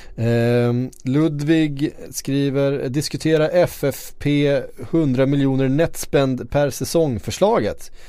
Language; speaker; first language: Swedish; native; Swedish